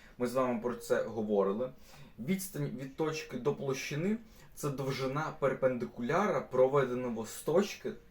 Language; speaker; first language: Ukrainian; non-native, local second language; Russian